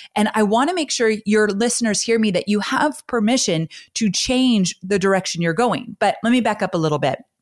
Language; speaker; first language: English; native; English